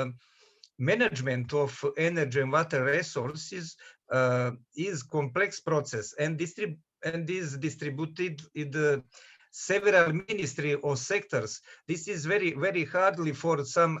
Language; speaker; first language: English; non-native, learner; Serbian